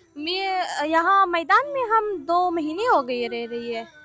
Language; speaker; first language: Urdu; non-native, learner; Persian